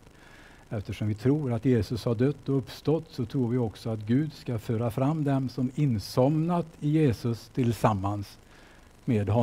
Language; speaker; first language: Swedish; native; Swedish